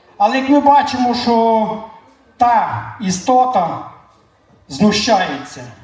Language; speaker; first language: Ukrainian; native; Ukrainian